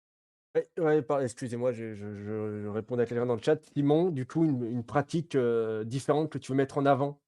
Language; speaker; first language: French; native; French